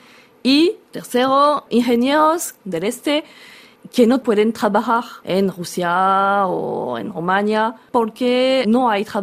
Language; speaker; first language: Spanish; non-native, learner; French